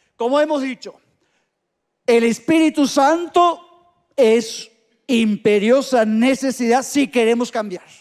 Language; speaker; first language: Spanish; native; Spanish